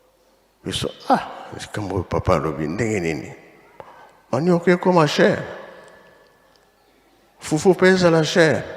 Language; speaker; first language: Lingala; non-native, local second language; Kongo